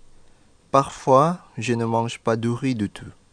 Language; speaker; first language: French; non-native, fluent; Indonesian